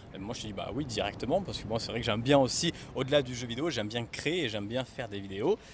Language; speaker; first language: French; native; French